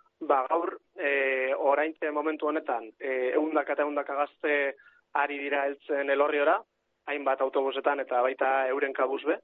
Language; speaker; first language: Basque; native; Basque